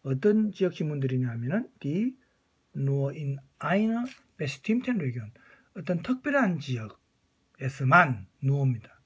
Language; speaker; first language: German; non-native, fluent; Korean